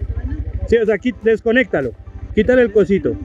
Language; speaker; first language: Spanish; native; Spanish